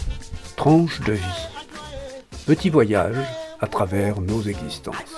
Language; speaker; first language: French; native; French